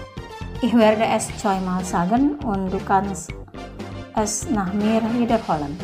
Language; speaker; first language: German; non-native, fluent; Indonesian